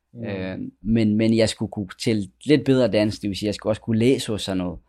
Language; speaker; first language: Danish; early bilingual, other home language; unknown